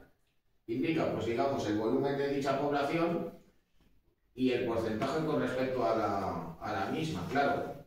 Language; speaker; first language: Spanish; native; Spanish